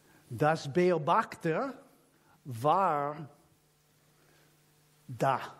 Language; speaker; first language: German; non-native, learner; English